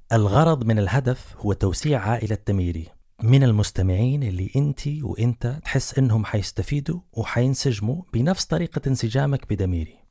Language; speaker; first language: Arabic; native; Arabic